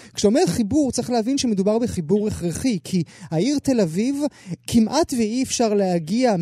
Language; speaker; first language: Hebrew; native; Hebrew